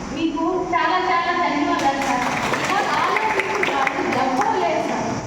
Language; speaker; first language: Telugu; non-native, local second language; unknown